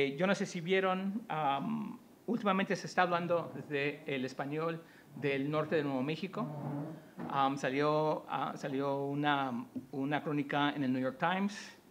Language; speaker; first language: Spanish; early bilingual, heritage; Spanish